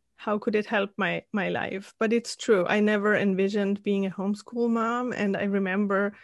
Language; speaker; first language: English; non-native, fluent; German